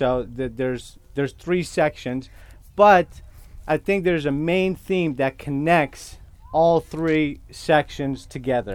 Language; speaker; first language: English; non-native, fluent; Kurdish